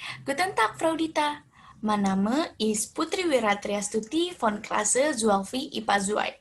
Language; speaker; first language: German; non-native, learner; Indonesian